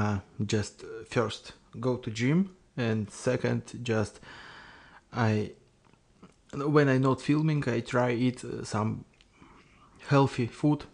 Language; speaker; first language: English; non-native, learner; Russian